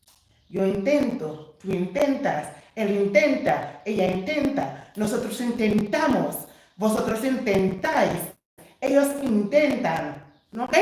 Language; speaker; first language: Spanish; non-native, fluent; English